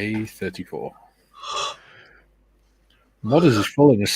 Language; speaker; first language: English; native; English